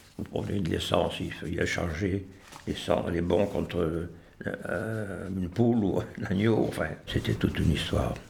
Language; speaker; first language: French; native; French